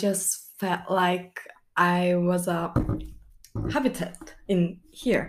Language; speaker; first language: English; non-native, fluent; Turkish